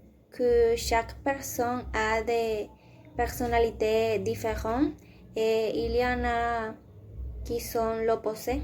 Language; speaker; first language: French; non-native, learner; Spanish